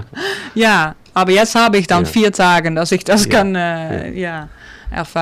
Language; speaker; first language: German; non-native, learner; Dutch